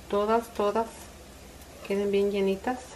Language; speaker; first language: Spanish; native; Spanish